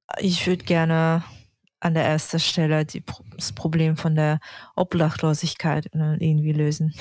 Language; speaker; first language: German; non-native, fluent; Russian